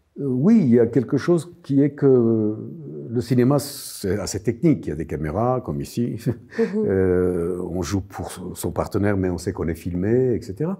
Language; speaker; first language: French; non-native, fluent; Armenian